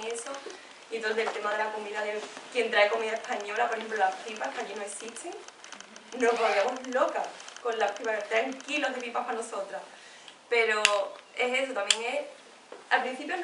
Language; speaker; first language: Spanish; native; Spanish